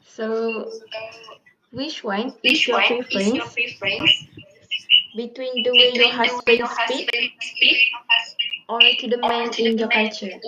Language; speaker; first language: English; non-native, local second language; Malay